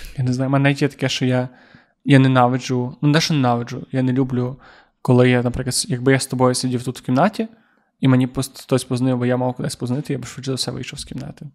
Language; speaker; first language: Ukrainian; native; Ukrainian